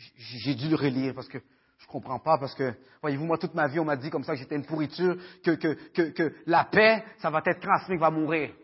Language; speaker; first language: French; early bilingual, other home language; Haitian Creole